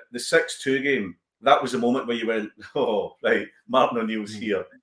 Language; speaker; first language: English; native; English